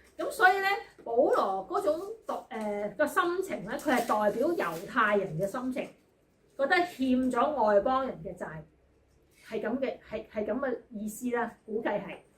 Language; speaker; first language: Cantonese; native; Cantonese